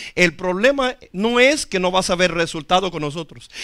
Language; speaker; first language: Spanish; non-native, fluent; English